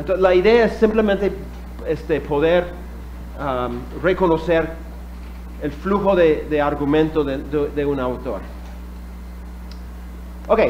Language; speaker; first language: Spanish; non-native, fluent; English